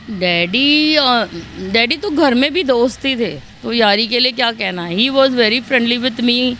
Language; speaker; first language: Hindi; native; Hindi